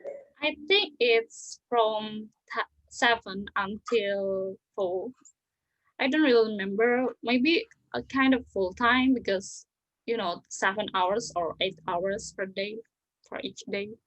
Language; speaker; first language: English; non-native, learner; Indonesian